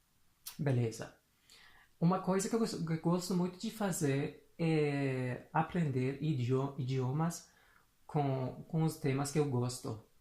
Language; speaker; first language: Portuguese; non-native, fluent; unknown